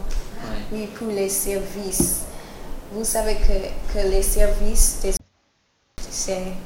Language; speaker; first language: French; non-native, learner; English